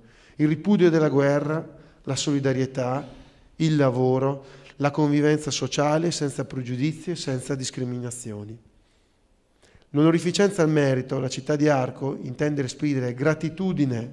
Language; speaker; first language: Italian; native; Italian